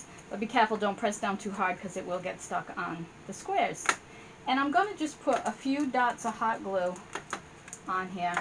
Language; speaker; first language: English; native; English